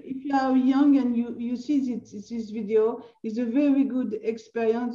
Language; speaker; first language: English; non-native, learner; French